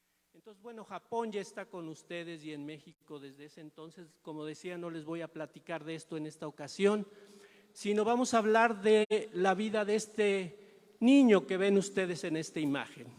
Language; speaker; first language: Spanish; native; Spanish